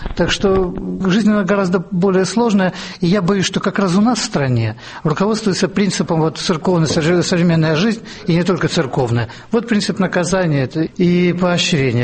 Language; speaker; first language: Russian; native; Russian